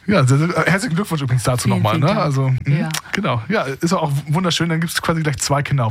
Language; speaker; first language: German; native; German